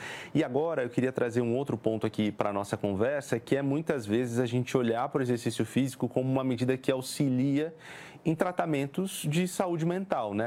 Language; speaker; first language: Portuguese; native; Portuguese